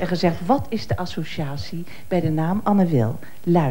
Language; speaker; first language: Dutch; native; Dutch